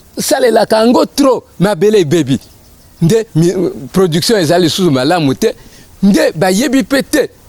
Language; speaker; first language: Lingala; native; Lingala